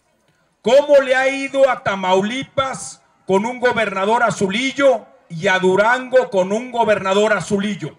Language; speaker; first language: Spanish; native; Spanish